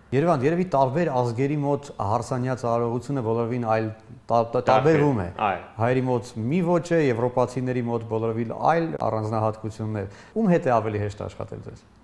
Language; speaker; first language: Armenian; native; Armenian